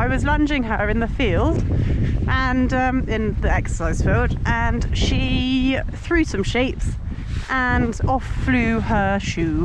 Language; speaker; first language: English; native; English